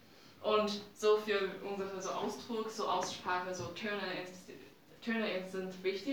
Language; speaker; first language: German; non-native, learner; Chinese